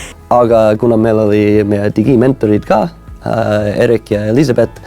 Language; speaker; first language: Estonian; non-native, fluent; English